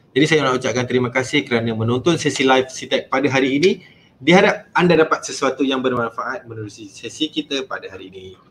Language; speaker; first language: Malay; native; Malay